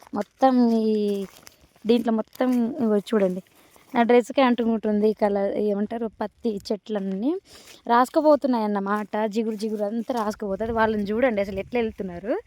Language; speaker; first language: Telugu; non-native, local second language; Lambadi